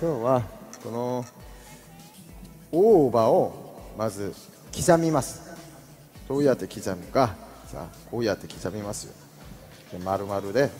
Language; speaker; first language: Japanese; non-native, fluent; Korean